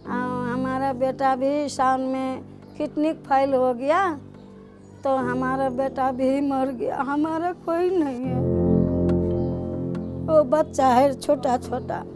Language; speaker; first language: Hindi; non-native, learner; Maithili